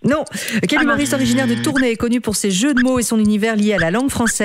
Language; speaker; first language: French; native; French